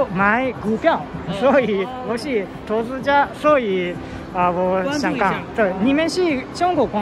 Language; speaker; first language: Chinese; non-native, learner; Japanese